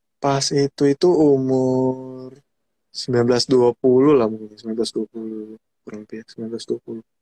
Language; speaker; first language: Indonesian; native; Indonesian